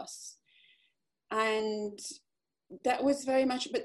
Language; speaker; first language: English; non-native, fluent; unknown